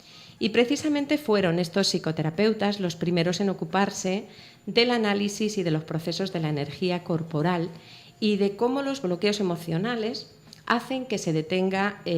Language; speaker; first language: Spanish; native; Spanish